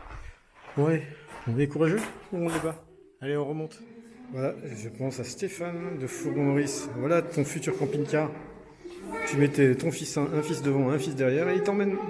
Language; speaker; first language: French; native; French